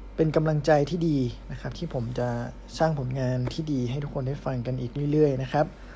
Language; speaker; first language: Thai; native; Thai